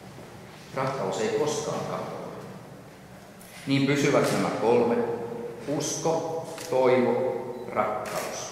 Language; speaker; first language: Finnish; native; Finnish